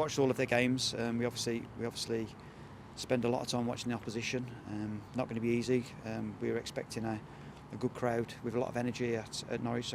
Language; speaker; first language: English; native; English